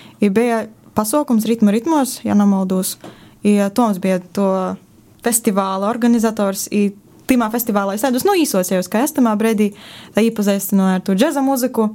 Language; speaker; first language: Latvian; native; Latvian